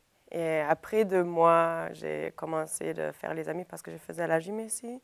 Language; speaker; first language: French; non-native, fluent; German